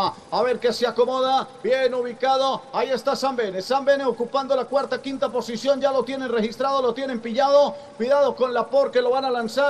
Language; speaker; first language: Spanish; native; Spanish